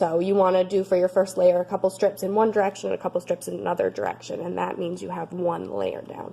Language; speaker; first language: English; native; English